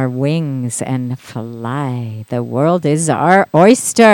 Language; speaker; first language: English; native; English